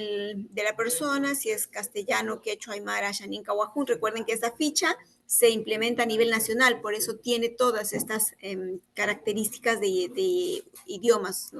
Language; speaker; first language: Spanish; native; Spanish